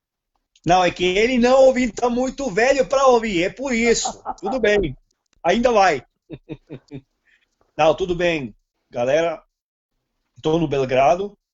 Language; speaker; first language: Portuguese; non-native, fluent; Serbian